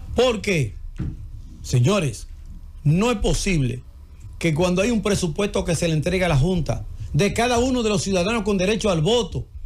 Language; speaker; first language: Spanish; native; Spanish